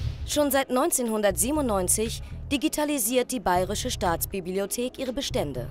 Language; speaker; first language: German; native; German